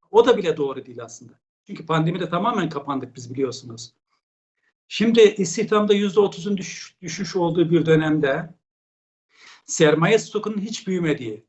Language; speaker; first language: Turkish; native; Turkish